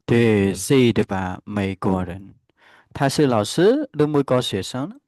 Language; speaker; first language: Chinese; non-native, fluent; Khmer